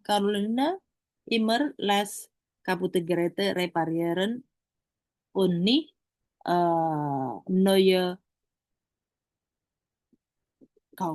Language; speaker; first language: German; non-native, fluent; Indonesian